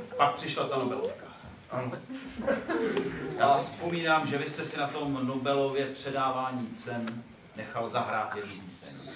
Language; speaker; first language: Czech; native; Czech